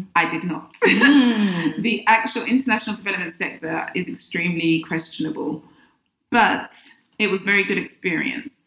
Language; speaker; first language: English; native; English